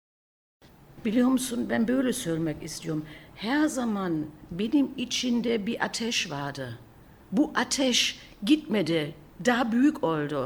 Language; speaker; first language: Turkish; early bilingual, heritage; German